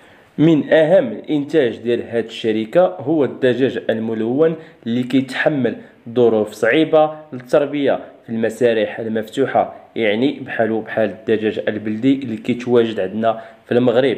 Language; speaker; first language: Arabic; native; Arabic